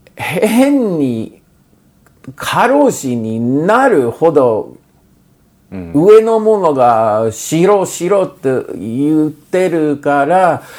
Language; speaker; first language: Japanese; non-native, fluent; English